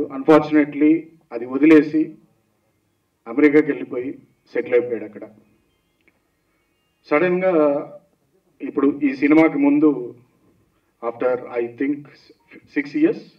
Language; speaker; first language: Telugu; native; Telugu